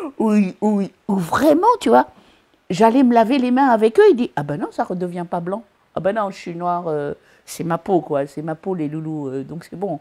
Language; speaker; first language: French; non-native, local second language; Malagasy